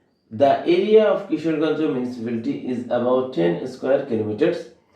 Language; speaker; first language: English; non-native, local second language; Bangla